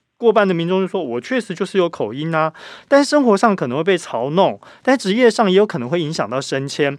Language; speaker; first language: Chinese; native; Chinese